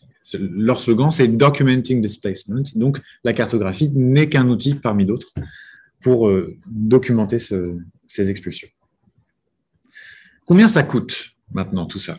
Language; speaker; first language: French; native; French